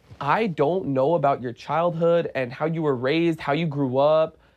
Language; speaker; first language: English; native; English